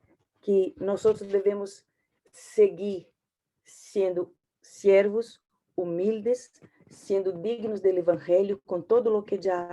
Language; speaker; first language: Portuguese; non-native, learner; Spanish